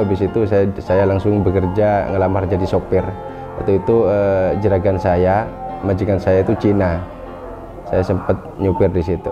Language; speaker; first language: Indonesian; non-native, local second language; Madurese